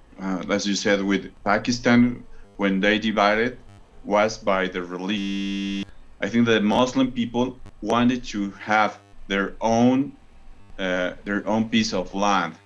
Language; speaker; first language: English; non-native, learner; Spanish